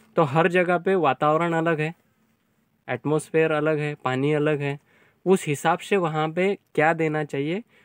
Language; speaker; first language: Hindi; native; Hindi